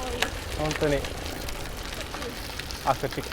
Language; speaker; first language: Japanese; non-native, fluent; English